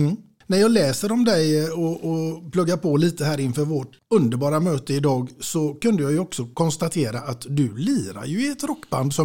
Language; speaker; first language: Swedish; native; Swedish